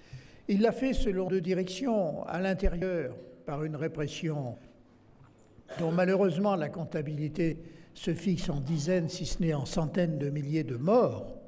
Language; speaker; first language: French; native; French